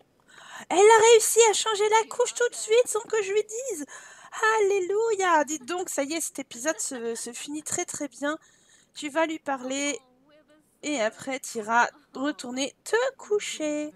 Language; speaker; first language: French; native; French